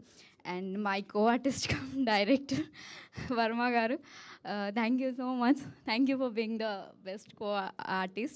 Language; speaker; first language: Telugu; non-native, learner; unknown